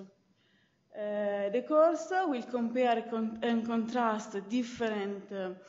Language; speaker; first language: English; non-native, fluent; Italian